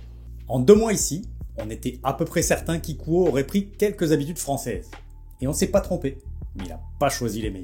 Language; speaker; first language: French; native; French